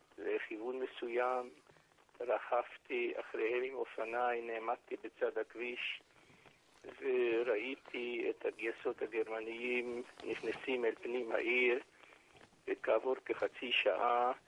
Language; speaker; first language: Hebrew; non-native, fluent; Hungarian